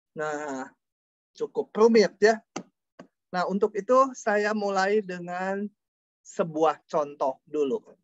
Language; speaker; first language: Indonesian; non-native, local second language; Sundanese